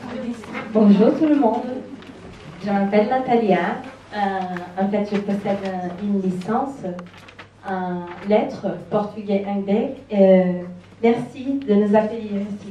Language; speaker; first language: French; non-native, fluent; Portuguese